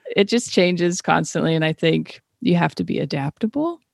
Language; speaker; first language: English; native; English